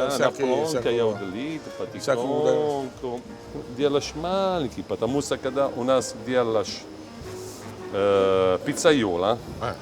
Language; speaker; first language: Russian; non-native, learner; Italian